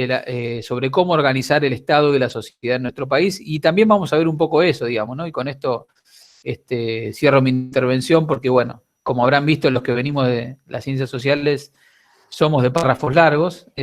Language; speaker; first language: Spanish; native; Spanish